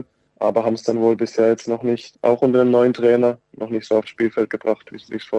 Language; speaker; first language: German; native; German